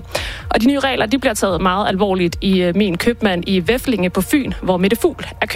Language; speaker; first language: Danish; native; Danish